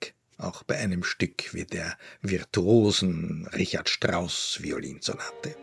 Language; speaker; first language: German; native; German